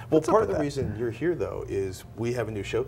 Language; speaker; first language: English; native; English